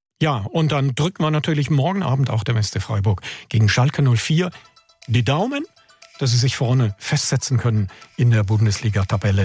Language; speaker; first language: German; native; German